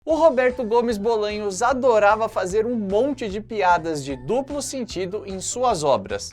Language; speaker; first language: Portuguese; native; Portuguese